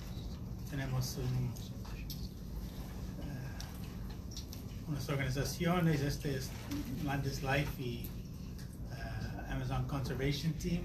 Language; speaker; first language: Spanish; non-native, fluent; English